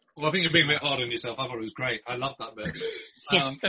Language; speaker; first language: English; native; English